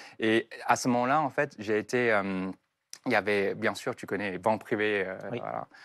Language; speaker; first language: French; non-native, fluent; Chinese